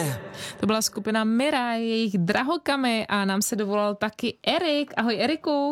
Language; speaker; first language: Czech; native; Czech